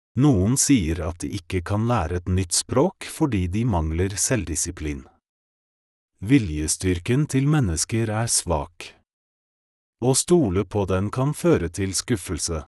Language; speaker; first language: Norwegian; non-native, learner; Polish